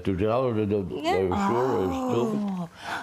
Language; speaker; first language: English; non-native, learner; Albanian